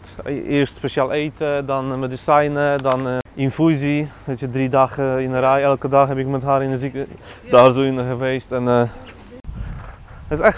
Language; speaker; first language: Dutch; non-native, learner; Polish